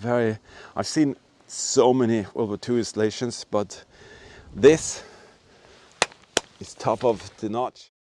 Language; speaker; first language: English; non-native, fluent; Norwegian